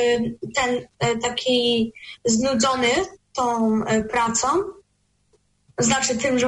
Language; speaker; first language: Polish; early bilingual, heritage; Polish